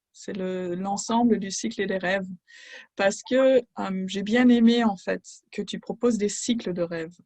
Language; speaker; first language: French; non-native, fluent; German